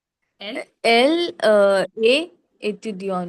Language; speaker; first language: French; non-native, learner; Hindi